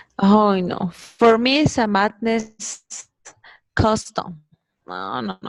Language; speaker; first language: English; non-native, learner; Spanish